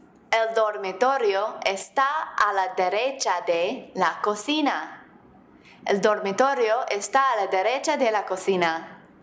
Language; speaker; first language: Spanish; non-native, fluent; English